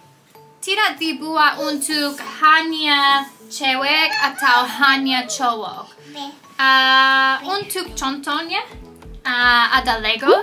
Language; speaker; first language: Indonesian; non-native, learner; English